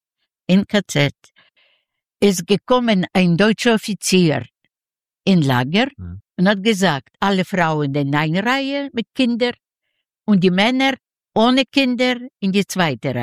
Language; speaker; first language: German; non-native, learner; Yiddish